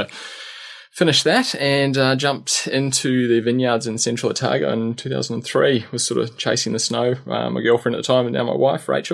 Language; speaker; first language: English; native; English